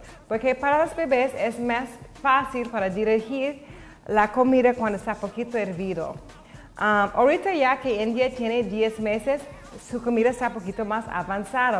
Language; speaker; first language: Spanish; non-native, learner; English